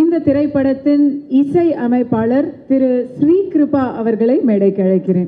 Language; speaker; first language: Tamil; native; Tamil